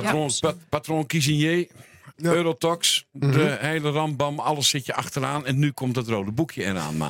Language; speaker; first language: Dutch; native; Dutch